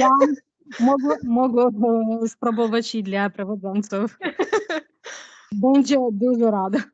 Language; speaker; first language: Polish; non-native, learner; Ukrainian